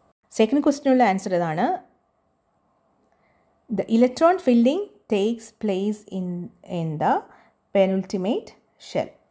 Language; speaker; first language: English; non-native, local second language; Malayalam